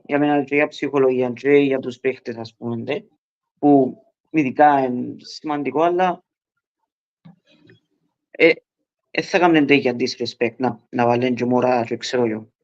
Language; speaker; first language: Greek; early bilingual, heritage; Greek